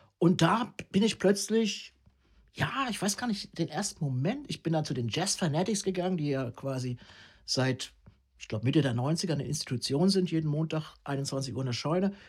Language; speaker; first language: German; non-native, fluent; Italian